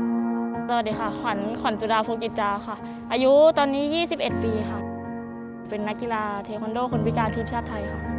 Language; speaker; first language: Thai; native; Thai